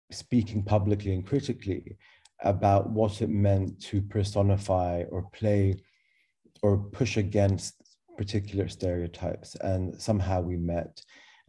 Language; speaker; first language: English; native; English